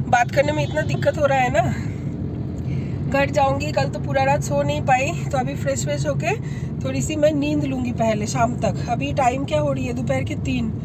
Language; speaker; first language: Hindi; non-native, local second language; Bangla